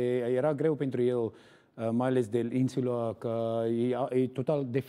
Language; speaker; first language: Romanian; non-native, learner; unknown